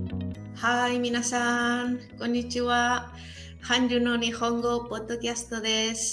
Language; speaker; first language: Japanese; non-native, learner; Spanish